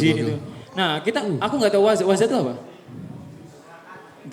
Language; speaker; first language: Indonesian; native; Indonesian